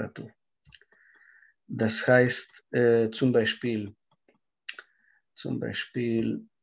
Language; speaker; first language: German; non-native, fluent; Russian